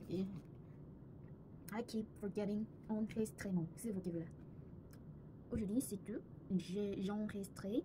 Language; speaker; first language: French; non-native, learner; Korean